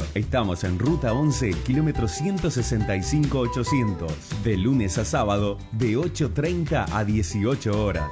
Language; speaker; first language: Spanish; native; Spanish